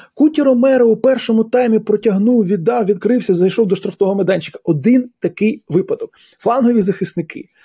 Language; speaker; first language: Ukrainian; native; Ukrainian